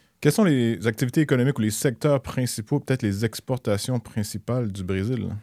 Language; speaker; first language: French; native; French